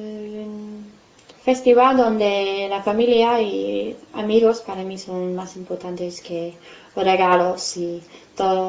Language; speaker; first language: Spanish; non-native, fluent; English